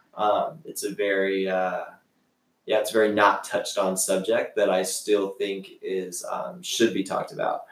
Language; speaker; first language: English; native; English